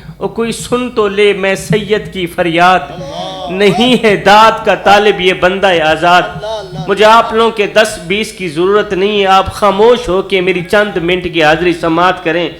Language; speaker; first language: Urdu; non-native, local second language; Saraiki